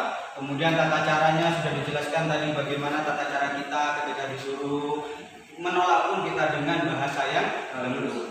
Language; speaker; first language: Indonesian; native; Indonesian